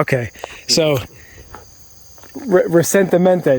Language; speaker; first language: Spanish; non-native, learner; English